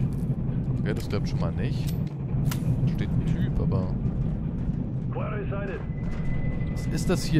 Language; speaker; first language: German; native; German